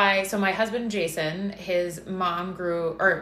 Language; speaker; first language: English; native; English